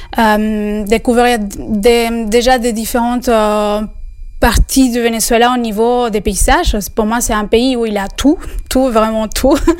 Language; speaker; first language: French; non-native, fluent; Spanish